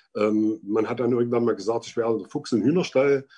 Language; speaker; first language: German; native; German